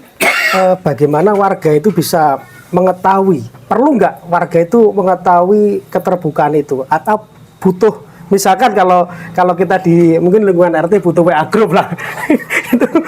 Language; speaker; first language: Indonesian; non-native, local second language; Javanese